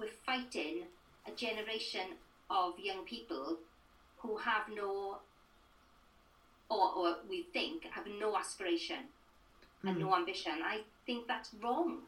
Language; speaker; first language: English; native; English